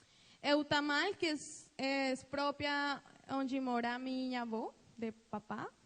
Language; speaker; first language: Portuguese; non-native, fluent; Spanish